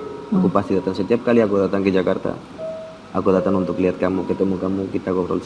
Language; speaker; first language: Indonesian; non-native, fluent; Spanish